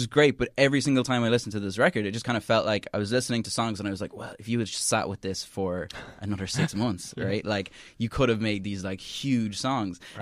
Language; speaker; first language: English; native; English